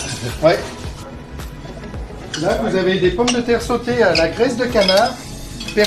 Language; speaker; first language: French; native; French